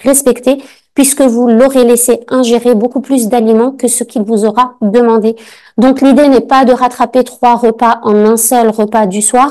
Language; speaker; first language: French; native; French